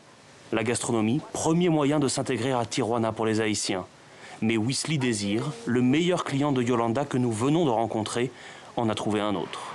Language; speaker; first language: French; native; French